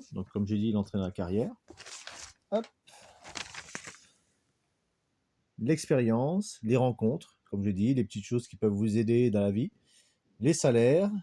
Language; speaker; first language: French; native; French